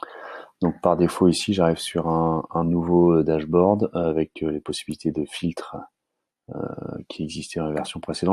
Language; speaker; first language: French; native; French